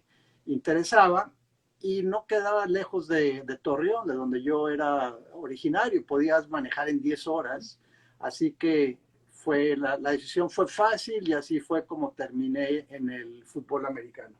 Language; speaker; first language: Spanish; native; Spanish